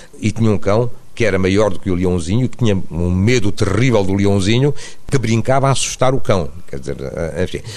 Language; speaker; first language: Portuguese; native; Portuguese